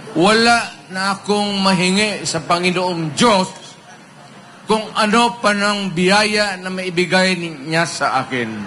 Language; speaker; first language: Filipino; non-native, local second language; Cebuano